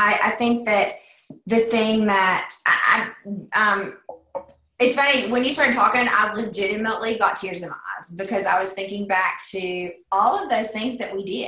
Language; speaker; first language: English; native; English